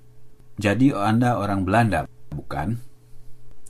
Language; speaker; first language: Indonesian; non-native, fluent; Dutch